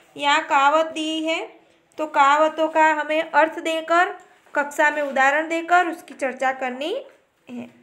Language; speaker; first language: Hindi; non-native, local second language; Gujarati